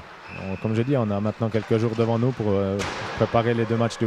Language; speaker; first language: French; native; French